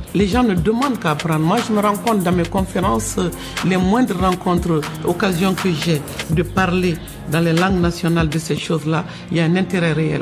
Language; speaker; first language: French; non-native, local second language; Bambara